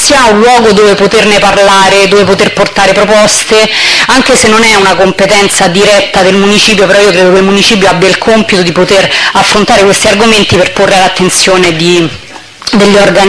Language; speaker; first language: Italian; native; Italian